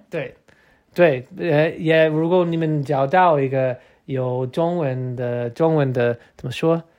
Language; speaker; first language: Chinese; non-native, learner; English